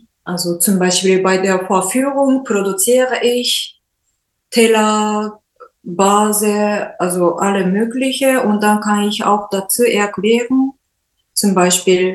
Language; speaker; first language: German; non-native, learner; Japanese